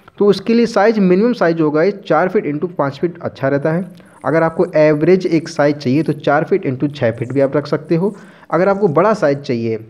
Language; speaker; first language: Hindi; native; Hindi